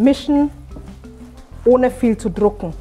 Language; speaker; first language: German; non-native, fluent; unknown